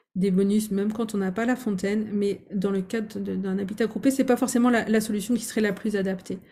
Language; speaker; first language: French; native; French